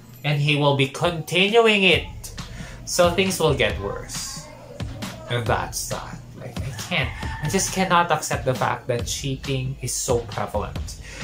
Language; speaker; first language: English; non-native, local second language; Filipino